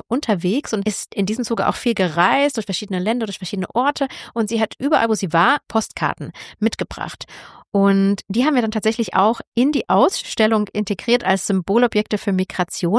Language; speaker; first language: German; native; German